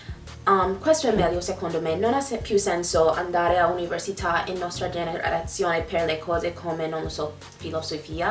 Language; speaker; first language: Italian; non-native, fluent; English